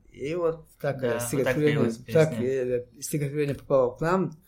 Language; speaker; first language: Russian; non-native, local second language; Chechen